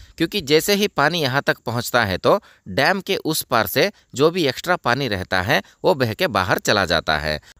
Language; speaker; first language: Hindi; non-native, local second language; Kannada